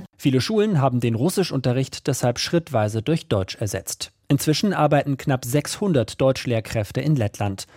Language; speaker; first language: German; native; German